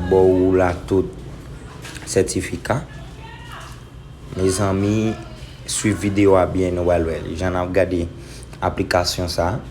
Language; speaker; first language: French; non-native, local second language; Haitian Creole